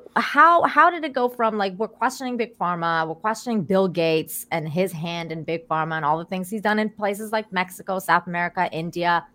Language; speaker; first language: English; early bilingual, other home language; Persian